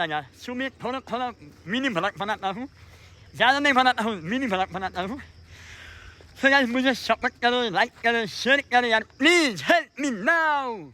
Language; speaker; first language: Hindi; non-native, fluent; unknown